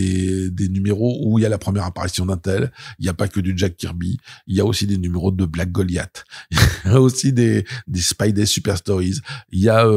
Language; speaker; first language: French; native; French